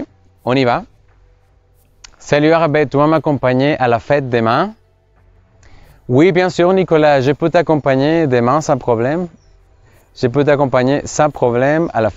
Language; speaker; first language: French; non-native, fluent; Spanish